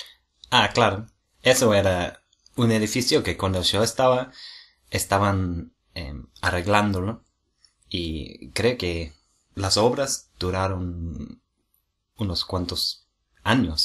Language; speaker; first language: Spanish; non-native, fluent; English